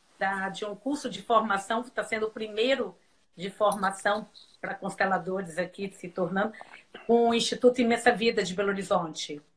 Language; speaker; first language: Portuguese; native; Portuguese